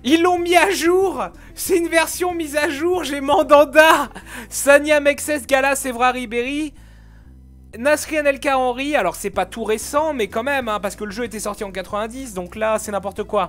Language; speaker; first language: French; native; French